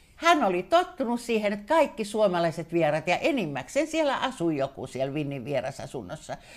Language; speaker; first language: Finnish; native; Finnish